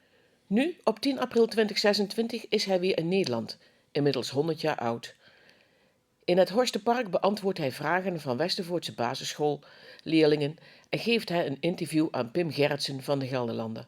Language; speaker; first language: Dutch; native; Dutch